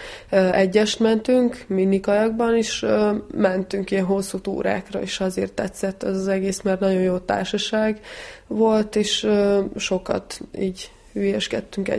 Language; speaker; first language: Hungarian; early bilingual, heritage; Hungarian